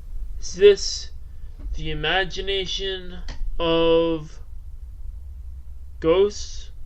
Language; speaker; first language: English; native; English